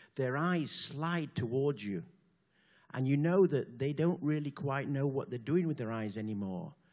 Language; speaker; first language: English; native; English